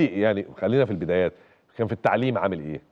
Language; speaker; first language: Arabic; native; Arabic